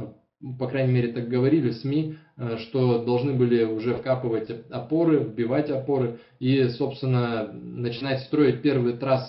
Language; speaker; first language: Russian; native; Russian